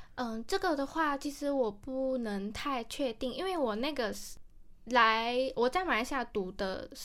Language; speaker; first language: Chinese; native; Chinese